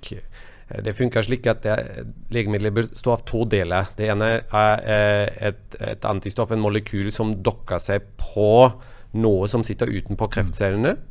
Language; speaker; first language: Norwegian; non-native, fluent; German